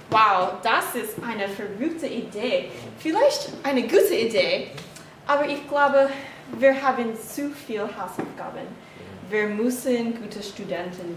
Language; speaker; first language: German; non-native, learner; English